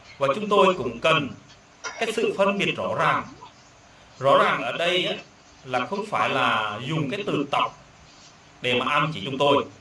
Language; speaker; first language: Vietnamese; non-native, local second language; Jarai